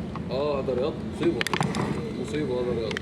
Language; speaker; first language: Arabic; non-native, learner; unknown